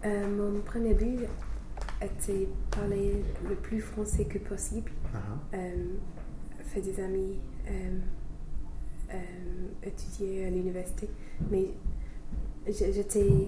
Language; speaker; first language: French; non-native, fluent; English